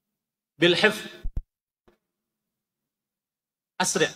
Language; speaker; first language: Arabic; non-native, fluent; Indonesian